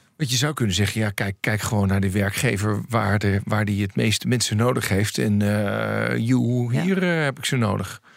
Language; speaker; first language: Dutch; native; Dutch